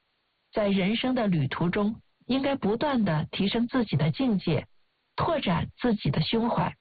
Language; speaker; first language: Chinese; native; Chinese